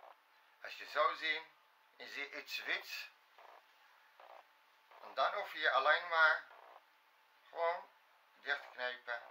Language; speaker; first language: Dutch; non-native, fluent; Arabic